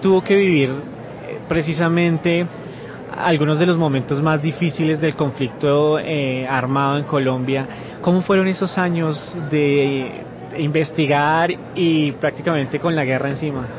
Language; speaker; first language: Spanish; native; Spanish